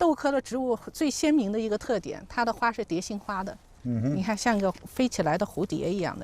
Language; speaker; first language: Chinese; native; Chinese